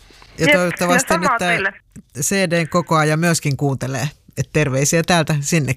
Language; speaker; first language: Finnish; native; Finnish